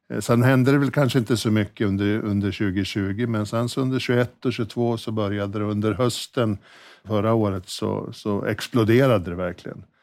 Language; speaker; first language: Swedish; native; Swedish